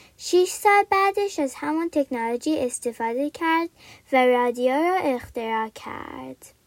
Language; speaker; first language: Persian; early bilingual, heritage; Persian